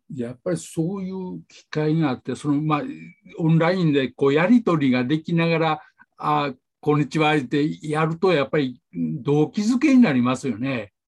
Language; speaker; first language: Japanese; native; Japanese